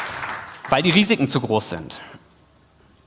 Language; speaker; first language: German; native; German